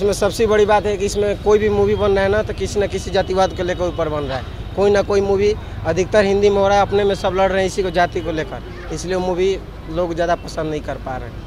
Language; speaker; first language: Hindi; native; Hindi